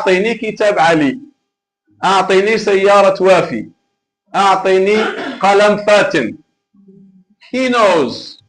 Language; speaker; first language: Arabic; non-native, fluent; Malay